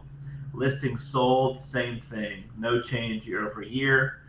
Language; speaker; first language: English; native; English